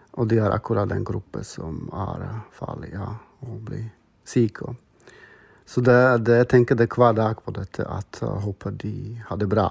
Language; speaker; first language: Norwegian; non-native, fluent; Slovak